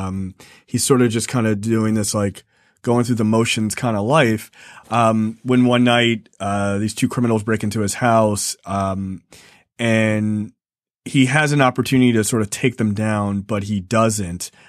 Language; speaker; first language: English; native; English